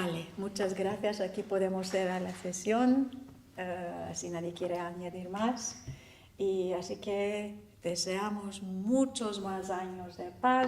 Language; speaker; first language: Spanish; non-native, fluent; Turkish